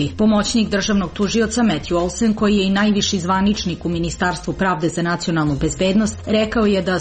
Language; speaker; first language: Serbian; native; Serbian